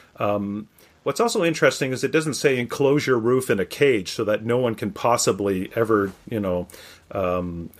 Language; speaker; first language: English; native; English